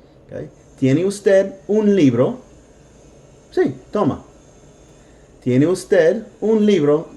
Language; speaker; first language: Spanish; non-native, fluent; English